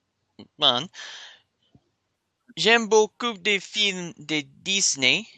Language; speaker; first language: French; non-native, learner; English